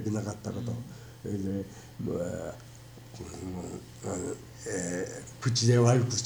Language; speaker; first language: Japanese; native; Japanese